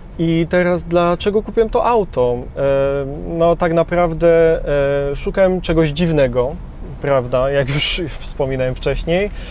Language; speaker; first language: Polish; early bilingual, heritage; Polish